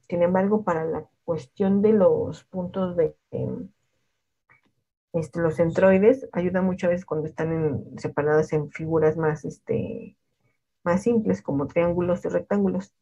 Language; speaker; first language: Spanish; native; Spanish